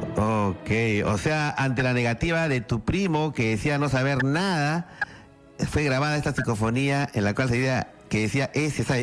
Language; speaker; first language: Spanish; native; Spanish